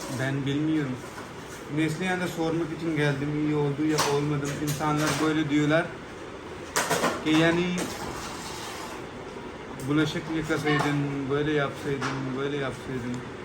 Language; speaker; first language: Turkish; non-native, learner; Urdu